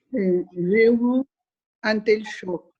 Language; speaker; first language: French; non-native, learner; Spanish